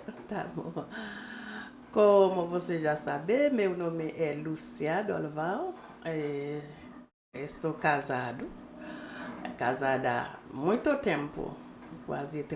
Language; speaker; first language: Portuguese; non-native, learner; Haitian Creole